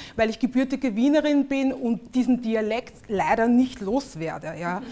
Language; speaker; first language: German; early bilingual, other home language; English